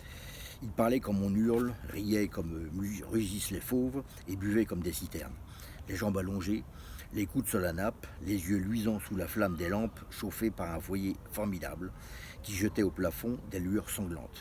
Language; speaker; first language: French; native; French